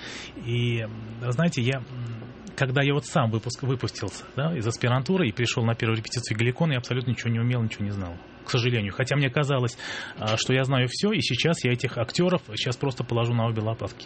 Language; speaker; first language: Russian; native; Russian